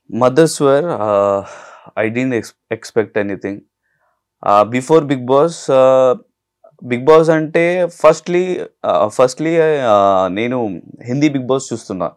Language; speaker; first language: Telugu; non-native, local second language; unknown